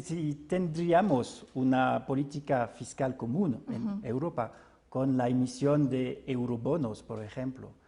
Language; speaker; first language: Spanish; non-native, fluent; French